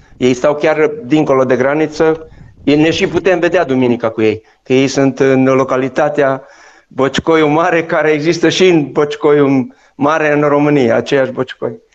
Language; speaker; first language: Romanian; non-native, local second language; Ukrainian